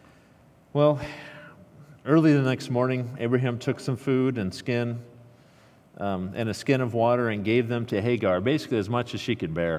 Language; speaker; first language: English; native; English